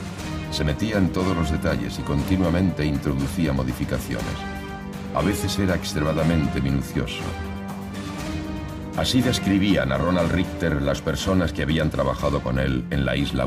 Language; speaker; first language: Spanish; native; Spanish